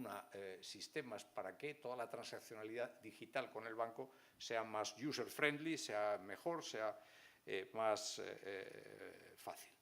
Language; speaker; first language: Spanish; native; Spanish